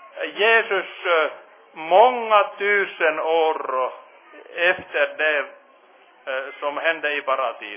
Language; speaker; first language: Swedish; non-native, fluent; Finnish